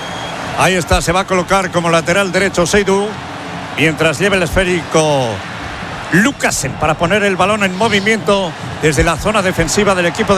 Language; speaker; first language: Spanish; native; Spanish